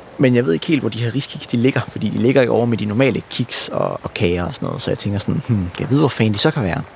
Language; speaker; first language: Danish; native; Danish